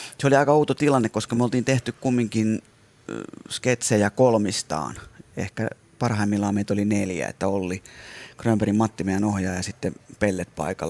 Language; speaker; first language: Finnish; native; Finnish